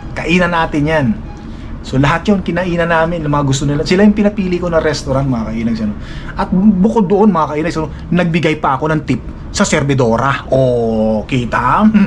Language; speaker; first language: Filipino; native; Filipino